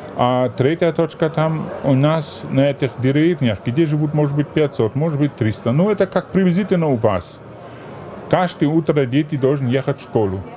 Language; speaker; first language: Russian; non-native, fluent; German